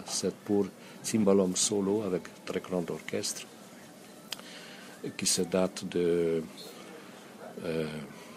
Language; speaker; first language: French; non-native, fluent; Hungarian